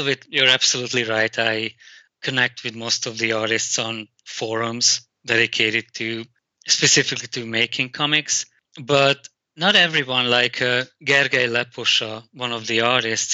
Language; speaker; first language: English; non-native, fluent; Hungarian